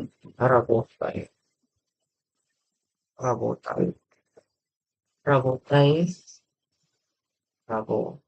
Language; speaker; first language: Russian; non-native, learner; English